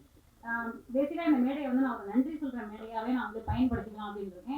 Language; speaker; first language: Tamil; native; Tamil